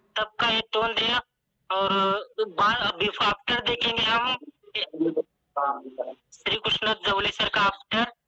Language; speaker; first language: Hindi; non-native, local second language; Marathi